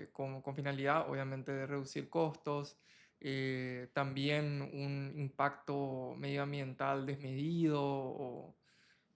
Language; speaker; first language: Spanish; native; Spanish